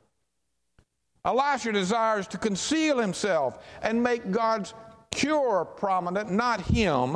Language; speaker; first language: English; native; English